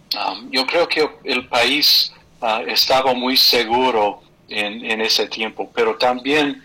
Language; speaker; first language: Spanish; non-native, fluent; English